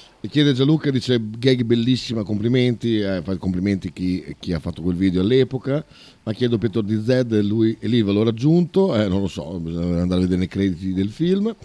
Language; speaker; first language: Italian; native; Italian